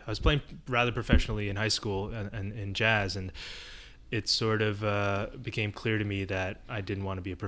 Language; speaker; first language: English; early bilingual, other home language; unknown